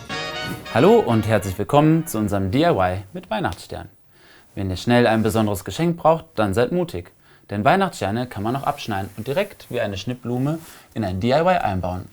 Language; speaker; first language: German; native; German